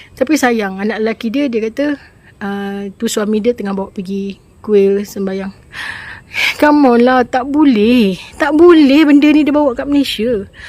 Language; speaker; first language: Malay; native; Malay